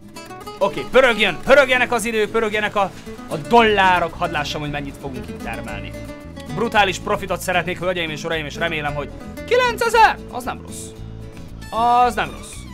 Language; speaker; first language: Hungarian; native; Hungarian